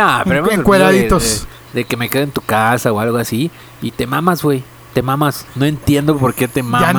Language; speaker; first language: Spanish; native; Spanish